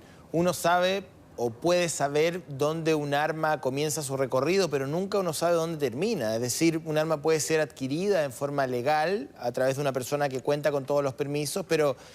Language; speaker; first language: Spanish; native; Spanish